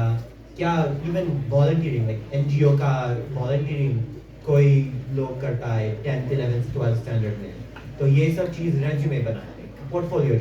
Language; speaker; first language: Hindi; early bilingual, heritage; English